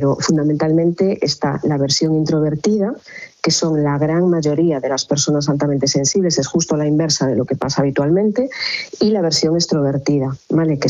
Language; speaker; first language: Spanish; native; Spanish